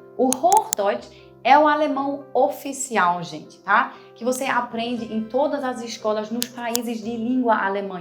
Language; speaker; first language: Portuguese; non-native, fluent; German